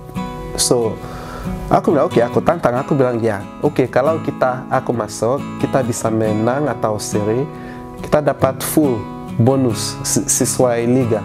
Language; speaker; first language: Indonesian; non-native, fluent; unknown